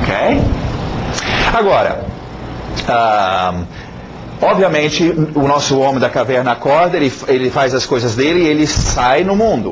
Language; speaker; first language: Portuguese; native; Portuguese